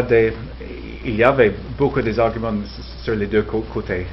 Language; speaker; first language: French; non-native, fluent; English